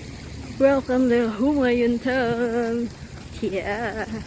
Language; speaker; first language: English; non-native, learner; Indonesian